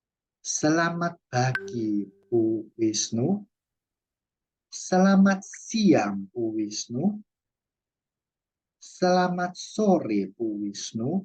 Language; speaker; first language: Indonesian; non-native, fluent; Chinese